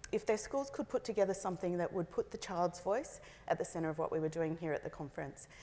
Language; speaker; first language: English; native; English